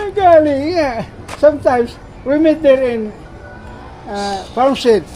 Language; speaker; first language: English; non-native, local second language; Filipino